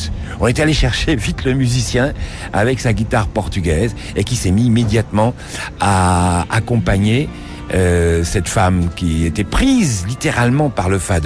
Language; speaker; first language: French; native; French